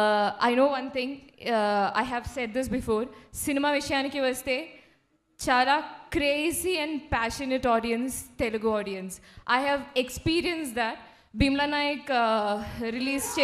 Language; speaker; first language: Telugu; non-native, local second language; Malayalam